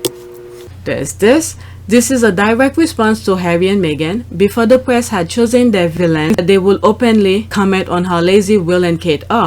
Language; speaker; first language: English; non-native, fluent; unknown